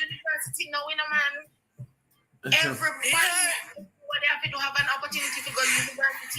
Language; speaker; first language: English; native; English